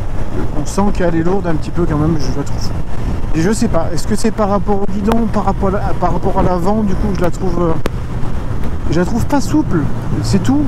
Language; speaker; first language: French; native; French